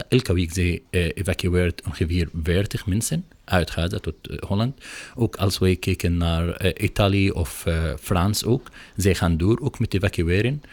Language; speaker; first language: Dutch; non-native, learner; Arabic